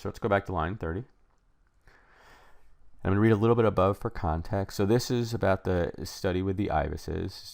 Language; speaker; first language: English; native; English